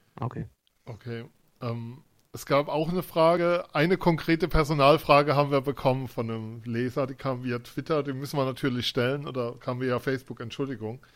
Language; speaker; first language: German; native; German